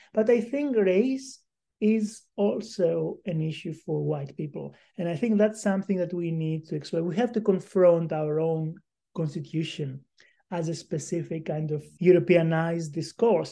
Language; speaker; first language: English; non-native, fluent; Greek